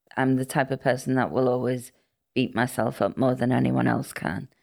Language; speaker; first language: English; non-native, local second language; Welsh